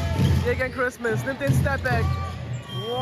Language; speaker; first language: German; native; German